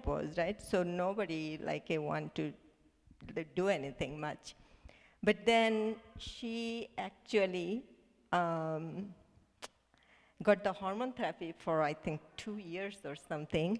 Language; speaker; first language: English; non-native, local second language; Bangla